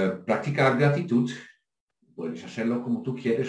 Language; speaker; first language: Spanish; non-native, fluent; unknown